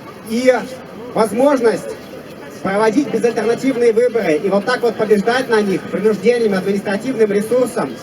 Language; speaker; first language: Russian; native; Russian